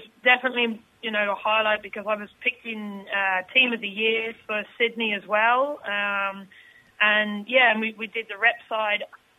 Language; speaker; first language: English; native; English